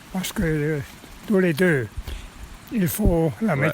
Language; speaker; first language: French; non-native, local second language; German